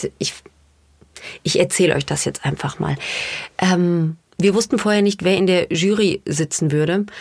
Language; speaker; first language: German; native; German